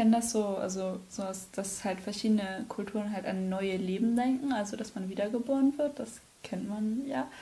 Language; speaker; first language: German; native; German